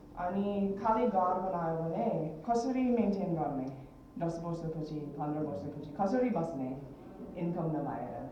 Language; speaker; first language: Nepali; early bilingual, heritage; Nepali